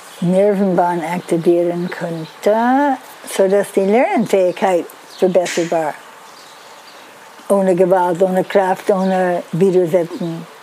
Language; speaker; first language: German; non-native, learner; Dutch